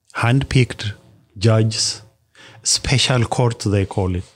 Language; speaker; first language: English; non-native, fluent; Amharic